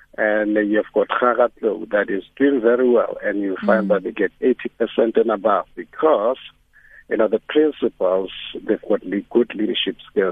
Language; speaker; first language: English; non-native, local second language; Northern Sotho